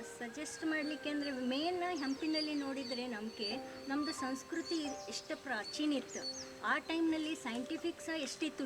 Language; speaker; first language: Kannada; non-native, local second language; Gujarati